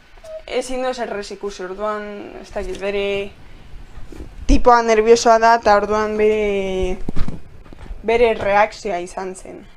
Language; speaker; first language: Basque; non-native, local second language; Spanish